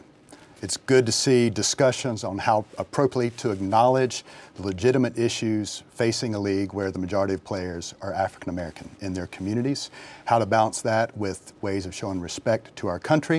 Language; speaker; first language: English; native; English